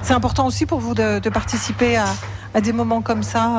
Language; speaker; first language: French; native; French